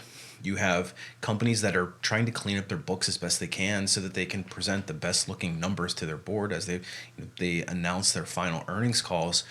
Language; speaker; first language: English; native; English